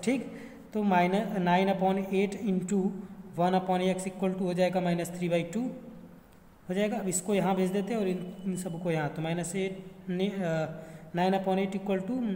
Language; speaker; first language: Hindi; native; Hindi